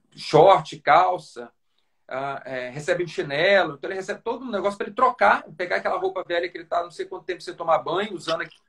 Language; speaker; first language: Portuguese; native; Portuguese